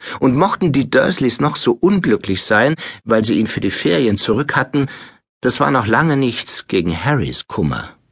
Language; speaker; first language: German; native; German